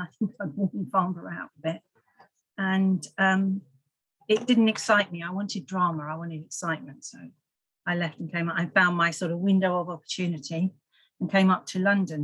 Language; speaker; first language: English; native; English